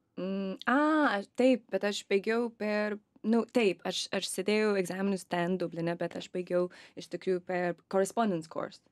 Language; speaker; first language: Lithuanian; early bilingual, other home language; English